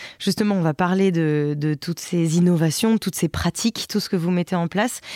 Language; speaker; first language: French; native; French